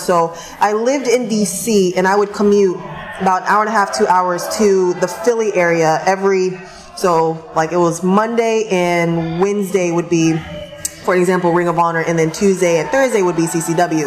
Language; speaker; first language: English; native; English